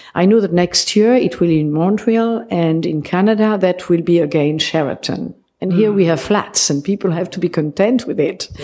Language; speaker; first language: English; non-native, fluent; French